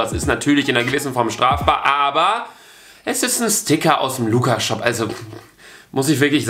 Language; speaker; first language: German; native; German